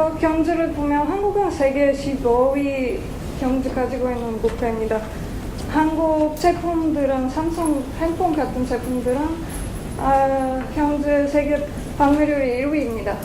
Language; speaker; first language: Korean; non-native, fluent; Bulgarian